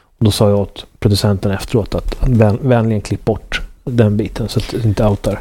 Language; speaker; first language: Swedish; native; Swedish